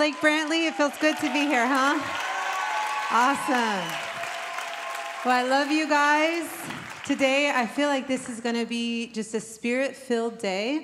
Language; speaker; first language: English; native; English